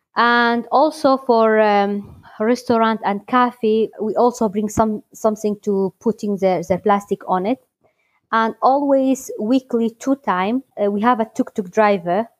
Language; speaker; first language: English; non-native, learner; Kurdish